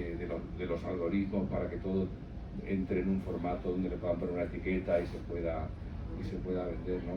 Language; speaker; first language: Spanish; native; Spanish